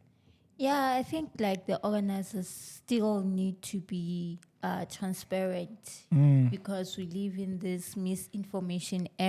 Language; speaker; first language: English; non-native, local second language; Zulu